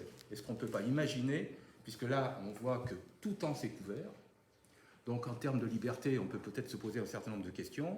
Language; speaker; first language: French; native; French